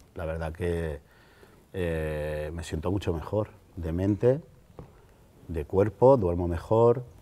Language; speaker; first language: Spanish; native; Spanish